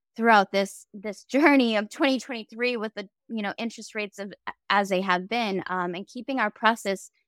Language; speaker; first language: English; native; English